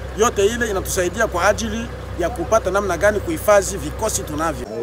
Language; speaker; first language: Swahili; native; Swahili